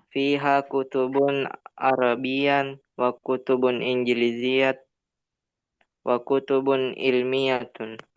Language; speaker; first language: Arabic; non-native, learner; Indonesian